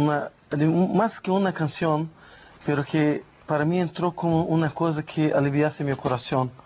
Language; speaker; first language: Spanish; non-native, learner; Portuguese